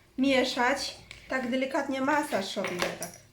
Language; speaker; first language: Polish; non-native, learner; Chinese